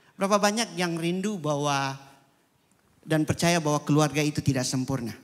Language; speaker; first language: Indonesian; native; Indonesian